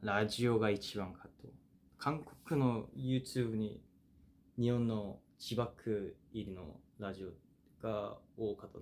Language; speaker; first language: Japanese; non-native, fluent; Korean